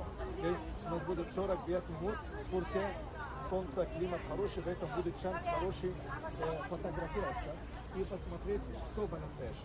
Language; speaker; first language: Russian; non-native, learner; Arabic